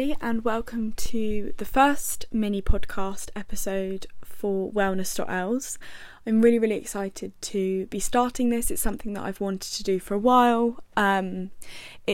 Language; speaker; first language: English; native; English